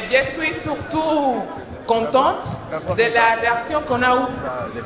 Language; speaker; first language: French; non-native, fluent; Spanish